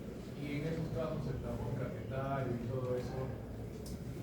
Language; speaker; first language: Spanish; native; Spanish